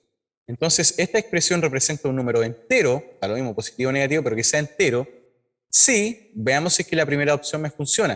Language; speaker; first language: Spanish; native; Spanish